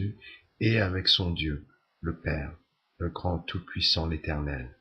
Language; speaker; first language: French; native; French